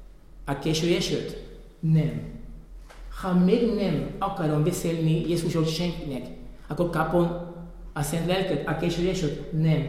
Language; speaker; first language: Hungarian; non-native, fluent; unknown